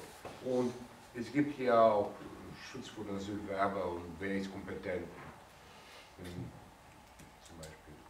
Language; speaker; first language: German; non-native, learner; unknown